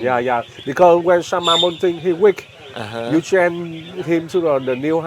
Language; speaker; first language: English; non-native, learner; Vietnamese